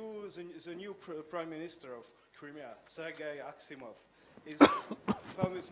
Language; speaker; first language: English; non-native, fluent; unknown